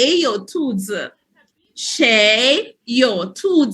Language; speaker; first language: Chinese; non-native, fluent; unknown